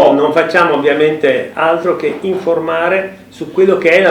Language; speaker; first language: Italian; native; Italian